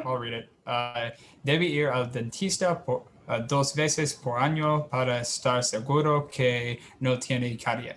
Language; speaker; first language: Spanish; non-native, learner; English